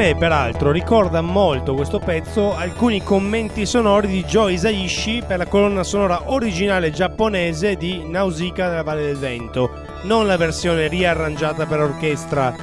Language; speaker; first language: Italian; native; Italian